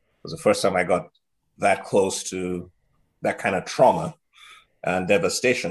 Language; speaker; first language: English; non-native, local second language; Yoruba